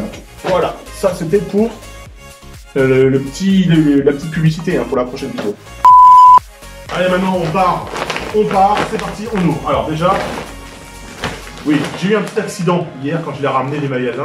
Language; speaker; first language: French; native; French